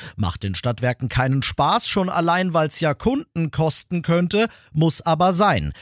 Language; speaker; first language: German; native; German